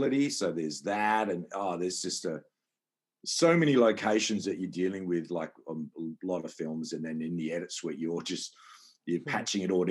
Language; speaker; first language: English; native; English